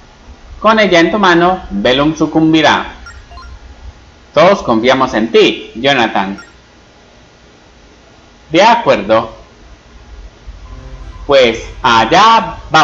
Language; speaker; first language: Spanish; native; Spanish